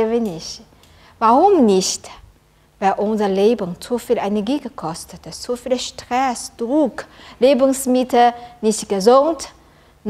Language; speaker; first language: German; non-native, learner; Chinese